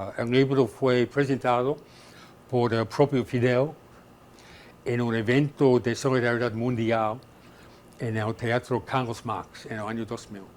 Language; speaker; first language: Spanish; non-native, fluent; English